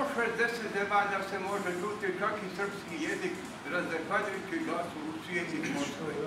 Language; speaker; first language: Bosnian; non-native, fluent; Russian